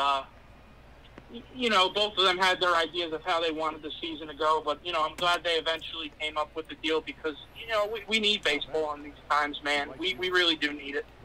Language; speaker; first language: English; native; English